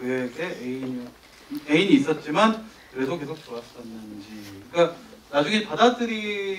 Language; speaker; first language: Korean; native; Korean